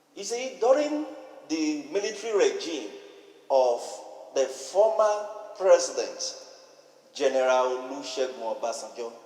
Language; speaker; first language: English; non-native, local second language; Yoruba